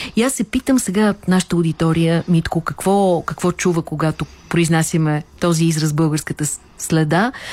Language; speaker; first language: Bulgarian; native; Bulgarian